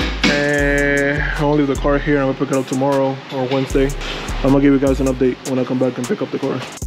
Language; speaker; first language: English; early bilingual, other home language; Spanish